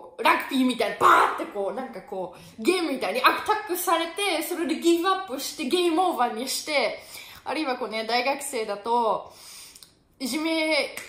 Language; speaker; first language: Japanese; non-native, fluent; German